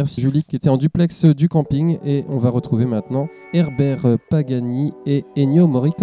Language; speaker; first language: French; native; French